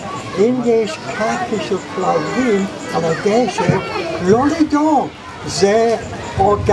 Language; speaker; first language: Hebrew; non-native, fluent; English